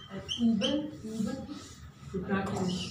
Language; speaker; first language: German; non-native, learner; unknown